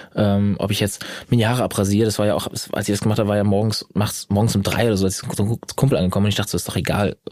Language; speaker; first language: German; native; German